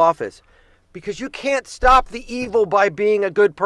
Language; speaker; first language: English; native; English